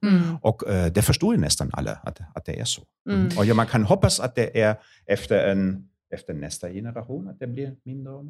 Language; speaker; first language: Swedish; non-native, fluent; German